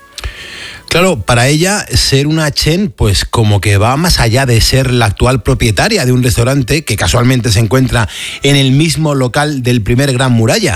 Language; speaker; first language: Spanish; native; Spanish